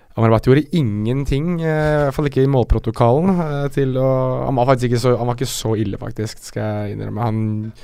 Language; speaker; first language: Norwegian; early bilingual, other home language; Arabic